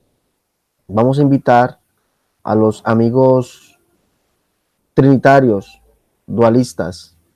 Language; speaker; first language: Spanish; native; Spanish